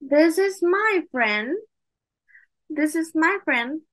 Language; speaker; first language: English; non-native, fluent; Vietnamese